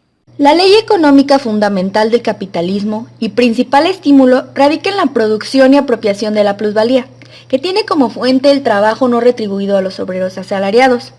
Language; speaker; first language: Spanish; native; Spanish